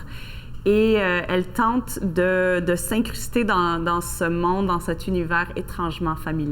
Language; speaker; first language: French; native; French